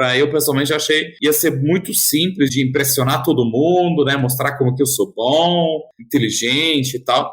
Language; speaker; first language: Portuguese; non-native, fluent; German